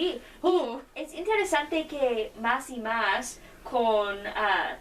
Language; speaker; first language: Spanish; non-native, learner; English